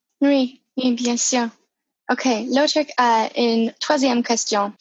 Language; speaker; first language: French; non-native, fluent; English